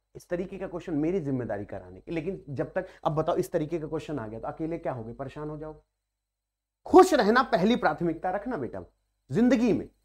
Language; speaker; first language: Hindi; native; Hindi